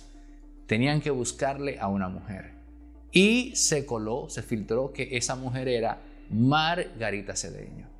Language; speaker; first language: Spanish; native; Spanish